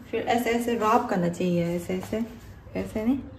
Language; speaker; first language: English; non-native, learner; Korean